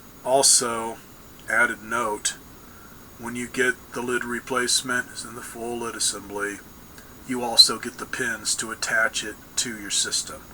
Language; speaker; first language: English; native; English